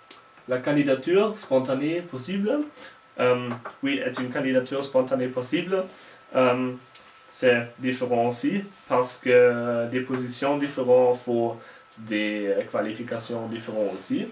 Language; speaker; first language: French; non-native, learner; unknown